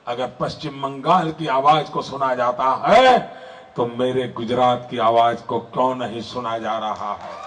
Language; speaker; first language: Hindi; non-native, local second language; Gujarati